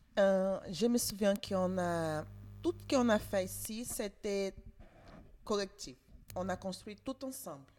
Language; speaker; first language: French; non-native, learner; Portuguese